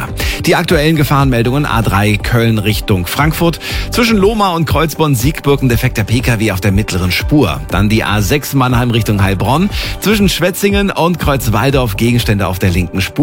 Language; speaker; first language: German; native; German